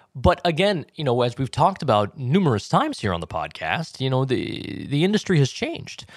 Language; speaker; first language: English; native; English